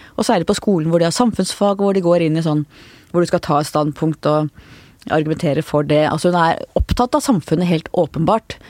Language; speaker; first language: Norwegian; native; Norwegian